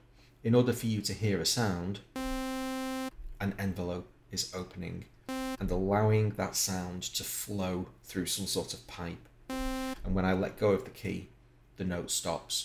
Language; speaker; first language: English; native; English